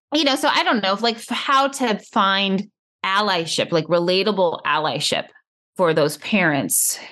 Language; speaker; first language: English; early bilingual, other home language; Spanish